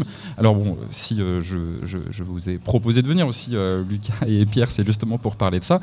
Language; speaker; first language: French; native; French